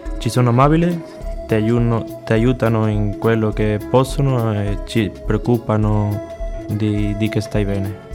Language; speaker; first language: Italian; non-native, learner; Spanish